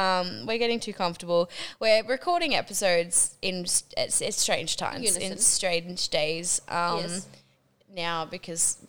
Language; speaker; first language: English; native; English